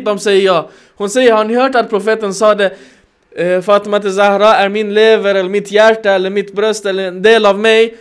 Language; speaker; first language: Swedish; non-native, fluent; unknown